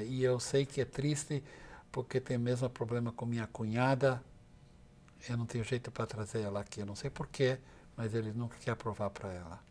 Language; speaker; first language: Portuguese; non-native, fluent; English